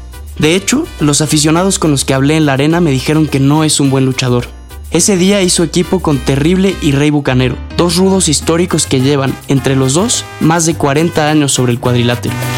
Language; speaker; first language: Spanish; native; Spanish